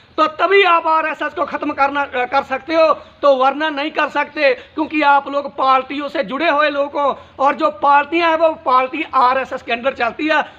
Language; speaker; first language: Hindi; non-native, local second language; Punjabi